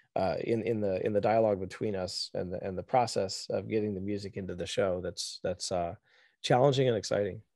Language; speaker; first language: English; native; English